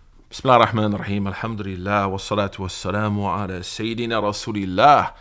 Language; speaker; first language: Arabic; non-native, fluent; English